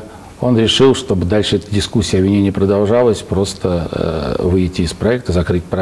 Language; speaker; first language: Russian; native; Russian